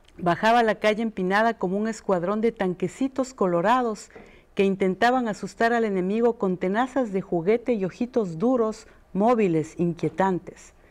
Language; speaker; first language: Spanish; native; Spanish